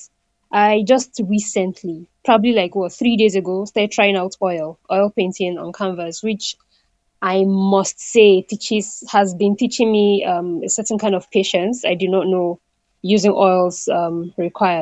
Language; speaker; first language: English; non-native, local second language; Igbo